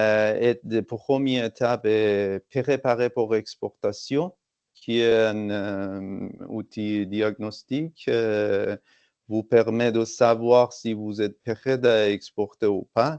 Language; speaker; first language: French; non-native, fluent; Persian